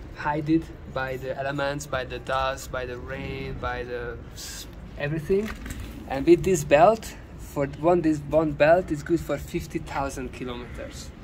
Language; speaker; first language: English; non-native, fluent; Hungarian